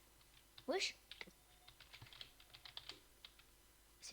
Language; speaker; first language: French; native; French